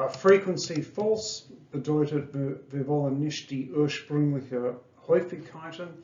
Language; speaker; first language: German; non-native, fluent; English